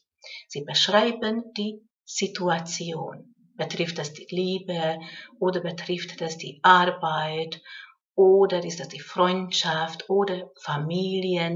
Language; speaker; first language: German; non-native, fluent; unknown